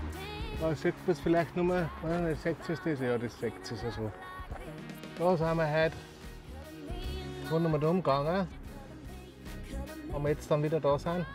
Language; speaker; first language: German; native; German